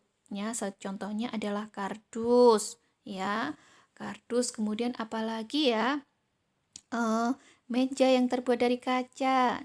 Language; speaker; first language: Indonesian; native; Indonesian